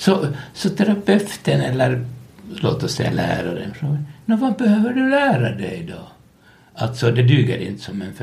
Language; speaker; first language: Swedish; non-native, local second language; Finnish